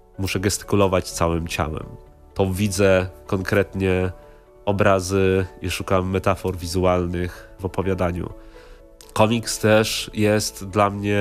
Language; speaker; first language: Polish; non-native, fluent; English